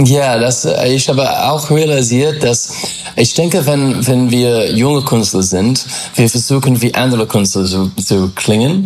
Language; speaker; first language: German; non-native, learner; English